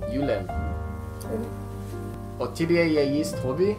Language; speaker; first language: Russian; non-native, learner; English